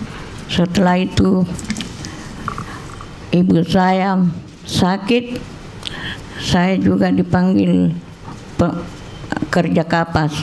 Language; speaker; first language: Indonesian; non-native, local second language; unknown